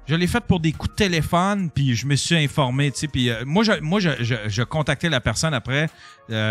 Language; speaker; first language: French; native; French